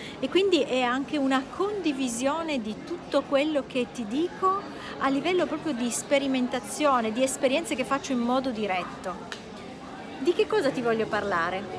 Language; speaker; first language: Italian; native; Italian